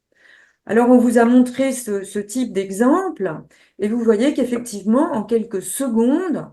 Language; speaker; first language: French; native; French